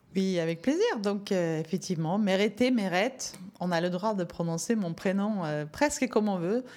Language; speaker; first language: French; non-native, fluent; Norwegian